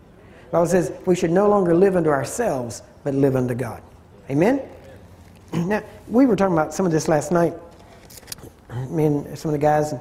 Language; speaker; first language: English; native; English